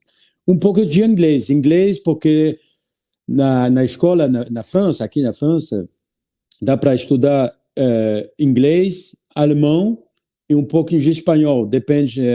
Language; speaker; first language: Portuguese; non-native, learner; French